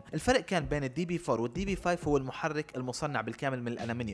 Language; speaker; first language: Arabic; native; Arabic